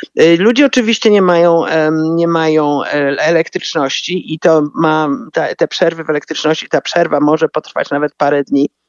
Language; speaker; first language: Polish; native; Polish